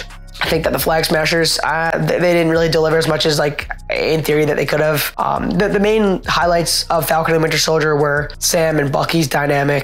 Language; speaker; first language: English; native; English